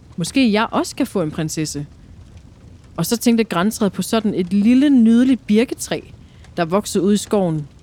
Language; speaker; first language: Danish; native; Danish